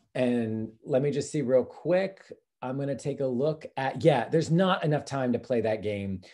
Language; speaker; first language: English; native; English